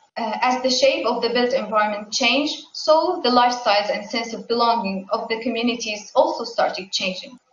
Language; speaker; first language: English; non-native, fluent; Arabic